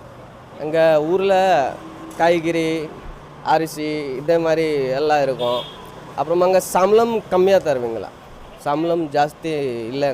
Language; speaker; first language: Tamil; non-native, local second language; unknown